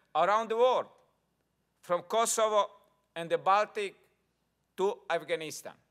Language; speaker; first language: English; non-native, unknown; Croatian